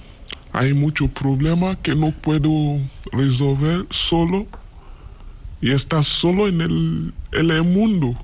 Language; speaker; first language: Spanish; non-native, learner; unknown